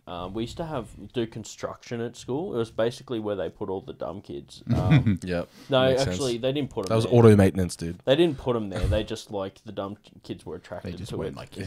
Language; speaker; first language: English; native; English